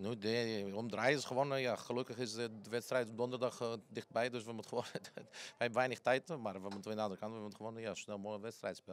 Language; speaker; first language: Dutch; non-native, fluent; Greek